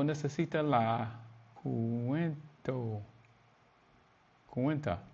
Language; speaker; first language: Spanish; non-native, learner; English